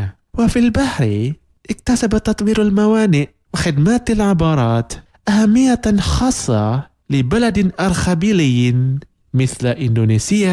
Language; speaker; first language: Arabic; non-native, fluent; Indonesian